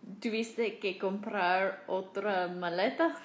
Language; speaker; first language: Spanish; non-native, fluent; English